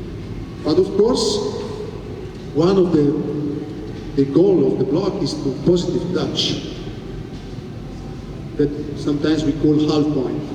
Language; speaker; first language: English; non-native, fluent; Italian